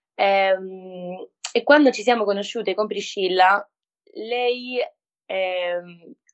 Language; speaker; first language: Italian; non-native, fluent; Spanish